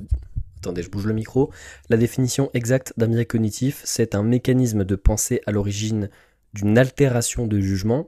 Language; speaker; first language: French; native; French